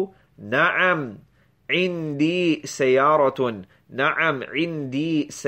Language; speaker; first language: Arabic; non-native, fluent; English